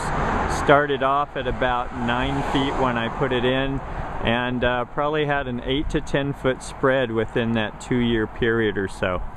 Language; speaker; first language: English; native; English